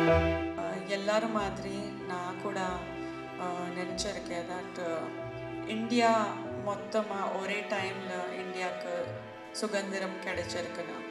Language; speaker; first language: Tamil; non-native, fluent; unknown